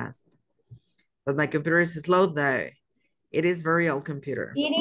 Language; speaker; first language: English; non-native, fluent; Spanish